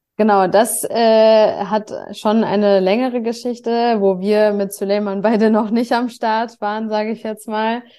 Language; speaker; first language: German; early bilingual, other home language; Turkish